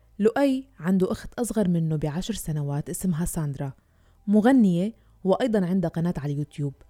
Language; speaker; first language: Arabic; native; Arabic